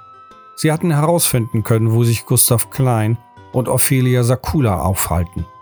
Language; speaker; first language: German; native; German